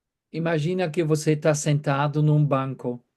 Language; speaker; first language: Portuguese; non-native, fluent; German